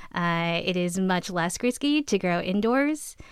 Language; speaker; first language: English; native; English